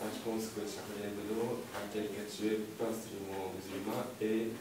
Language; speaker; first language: French; non-native, learner; Japanese